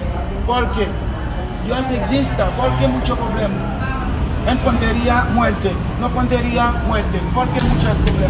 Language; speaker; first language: Spanish; non-native, learner; Haitian Creole